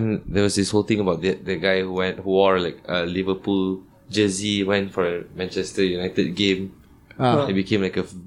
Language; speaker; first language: English; non-native, local second language; Malay